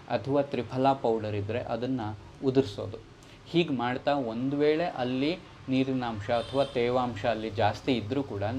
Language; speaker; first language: Kannada; native; Kannada